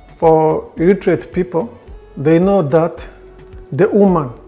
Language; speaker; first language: English; non-native, local second language; Kinyarwanda